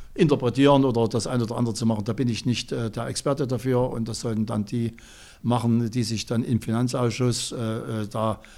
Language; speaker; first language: German; native; German